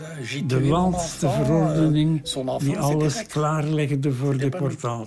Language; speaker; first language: Dutch; early bilingual, other home language; Yiddish